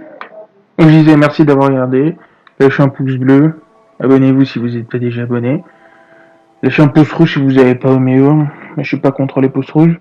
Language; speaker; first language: French; native; French